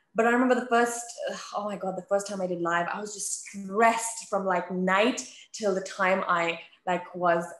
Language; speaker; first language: English; native; English